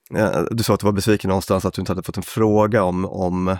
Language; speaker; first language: Swedish; native; Swedish